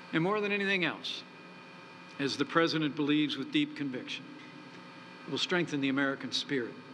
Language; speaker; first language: English; native; English